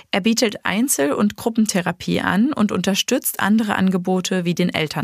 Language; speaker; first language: German; native; German